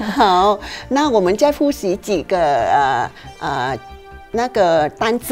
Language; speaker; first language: Chinese; non-native, local second language; Vietnamese